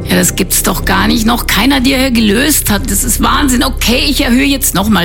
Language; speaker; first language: German; native; German